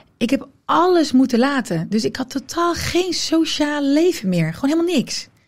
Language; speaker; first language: Dutch; early bilingual, other home language; Riffian